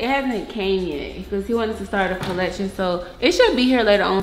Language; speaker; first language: English; native; English